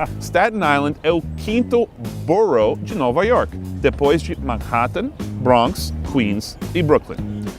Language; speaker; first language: Portuguese; non-native, fluent; English